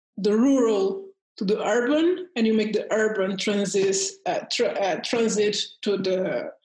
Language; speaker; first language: English; early bilingual, heritage; Portuguese